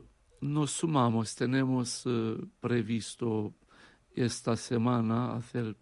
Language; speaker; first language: Spanish; non-native, fluent; Romanian